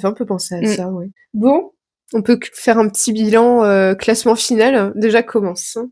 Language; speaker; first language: French; native; French